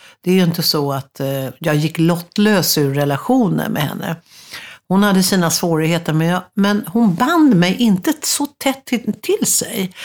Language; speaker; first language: Swedish; native; Swedish